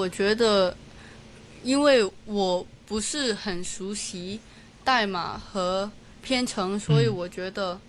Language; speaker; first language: Chinese; non-native, local second language; Cantonese